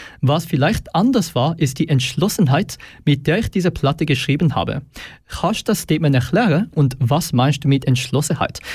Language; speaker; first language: German; native; German